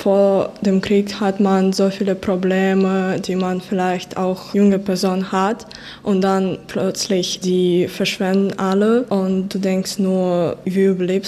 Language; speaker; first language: German; non-native, fluent; Ukrainian